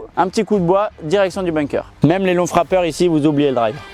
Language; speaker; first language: French; native; French